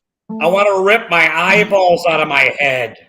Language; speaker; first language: English; native; English